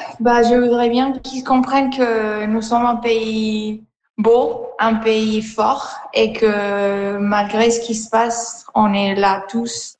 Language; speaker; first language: French; non-native, fluent; Spanish